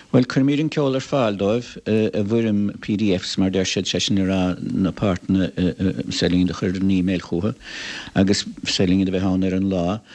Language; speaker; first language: Irish; native; Irish